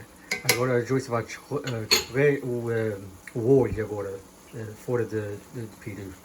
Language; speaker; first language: Portuguese; early bilingual, heritage; Portuguese